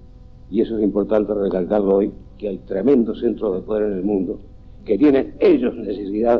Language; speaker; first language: Spanish; native; Spanish